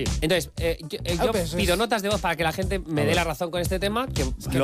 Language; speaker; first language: Spanish; native; Spanish